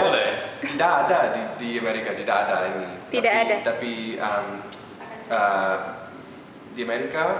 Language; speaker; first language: Indonesian; non-native, learner; English